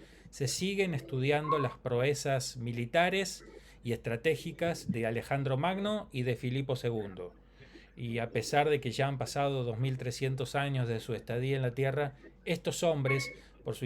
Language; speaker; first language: Spanish; native; Spanish